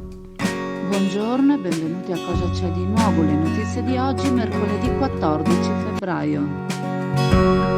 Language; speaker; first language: Italian; native; Italian